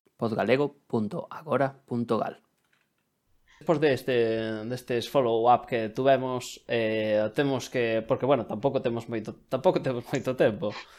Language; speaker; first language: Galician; non-native, local second language; Spanish